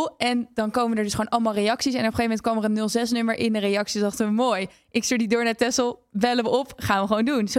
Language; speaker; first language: Dutch; native; Dutch